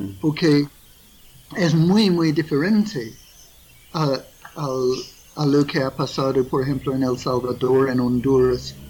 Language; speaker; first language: Spanish; non-native, fluent; English